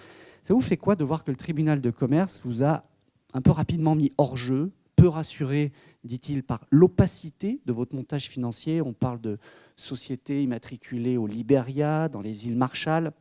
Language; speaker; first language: French; native; French